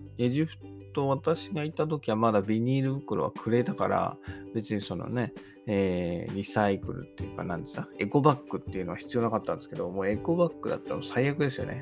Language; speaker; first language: Japanese; native; Japanese